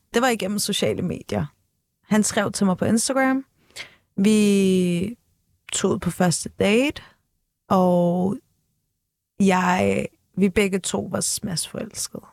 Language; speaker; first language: Danish; early bilingual, other home language; Turkish